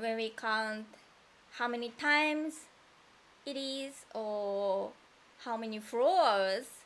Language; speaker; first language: English; non-native, fluent; Japanese